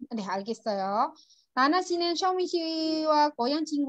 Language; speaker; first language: Korean; non-native, fluent; Indonesian